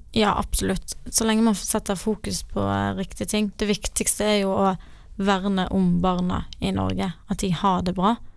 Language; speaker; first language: Norwegian; native; Norwegian